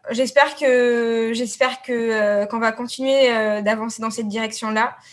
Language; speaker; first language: French; non-native, local second language; Arabic